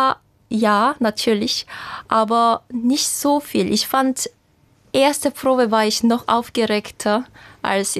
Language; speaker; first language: German; non-native, fluent; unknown